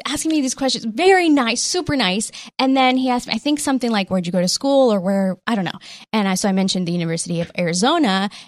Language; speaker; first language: English; early bilingual, other home language; Spanish